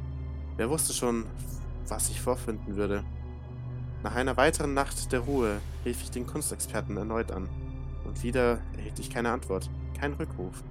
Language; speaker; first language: German; native; German